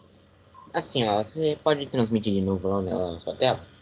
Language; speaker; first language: Portuguese; native; Portuguese